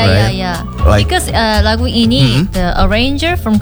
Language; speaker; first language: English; non-native, learner; Korean